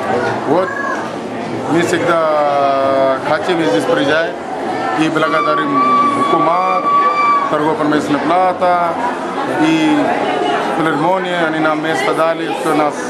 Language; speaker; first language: Russian; non-native, learner; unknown